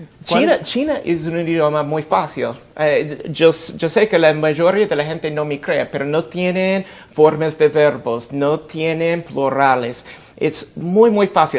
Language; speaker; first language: Spanish; non-native, fluent; English